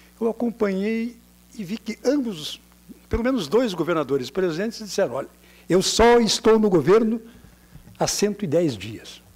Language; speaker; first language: Portuguese; native; Portuguese